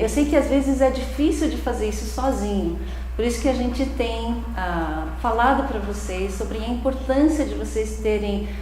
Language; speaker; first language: Portuguese; native; Portuguese